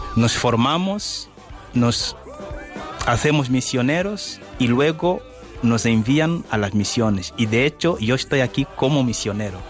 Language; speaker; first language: Spanish; non-native, fluent; Portuguese